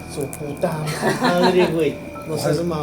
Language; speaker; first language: Spanish; native; Spanish